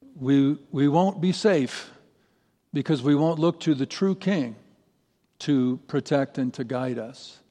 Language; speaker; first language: English; native; English